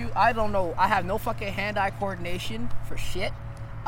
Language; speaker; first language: English; early bilingual, other home language; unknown